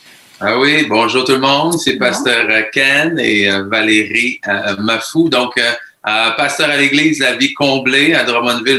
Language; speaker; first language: French; native; French